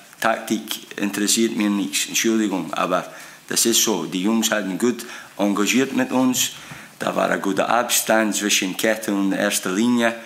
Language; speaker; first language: German; non-native, fluent; English